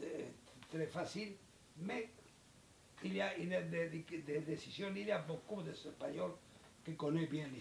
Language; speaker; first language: French; non-native, learner; Spanish